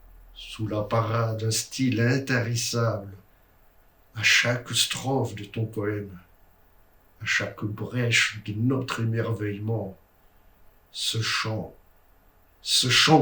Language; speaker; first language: French; native; French